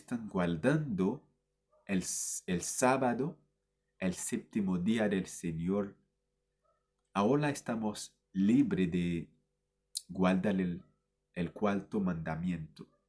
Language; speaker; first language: Spanish; non-native, fluent; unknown